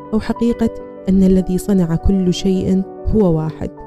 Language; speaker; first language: Arabic; early bilingual, other home language; German